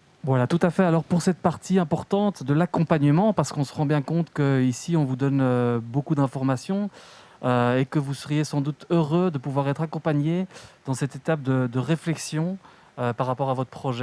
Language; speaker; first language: French; native; French